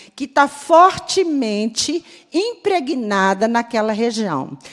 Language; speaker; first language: Portuguese; native; Portuguese